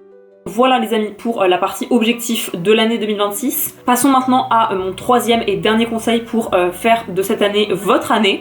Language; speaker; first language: French; native; French